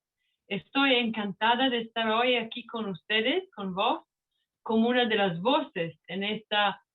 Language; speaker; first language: Spanish; non-native, fluent; Italian